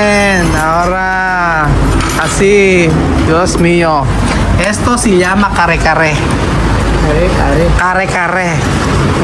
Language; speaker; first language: Spanish; non-native, learner; Filipino